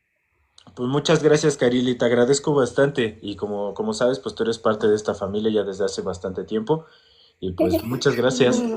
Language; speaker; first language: Spanish; native; Spanish